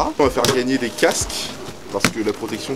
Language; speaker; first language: French; native; French